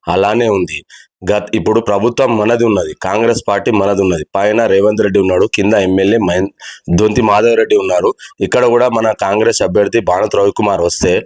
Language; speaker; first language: Telugu; non-native, local second language; Lambadi